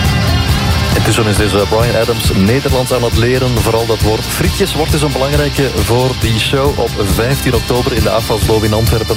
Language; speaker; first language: Dutch; native; Dutch